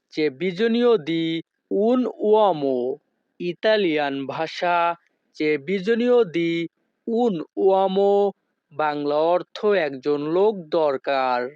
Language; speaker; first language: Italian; non-native, fluent; Bangla